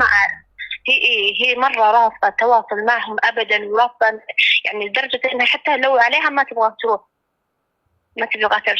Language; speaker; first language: Arabic; native; Arabic